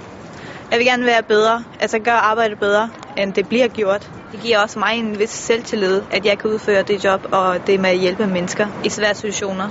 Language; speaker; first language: Danish; early bilingual, other home language; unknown